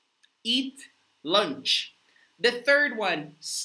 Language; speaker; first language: English; non-native, fluent; Portuguese